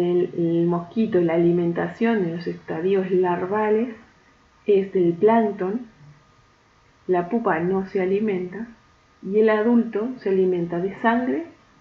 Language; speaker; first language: Spanish; native; Spanish